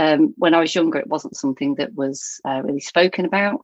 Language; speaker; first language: English; native; English